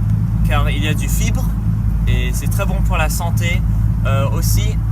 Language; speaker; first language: French; non-native, learner; English